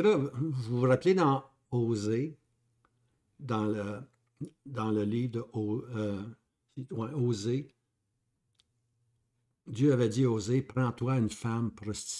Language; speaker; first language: French; native; French